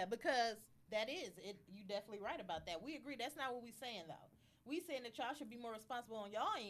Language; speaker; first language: English; native; English